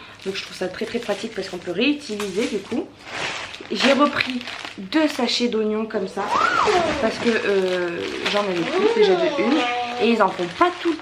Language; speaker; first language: French; native; French